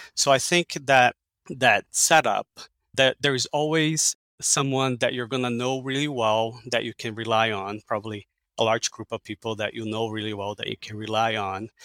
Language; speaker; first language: English; early bilingual, other home language; Portuguese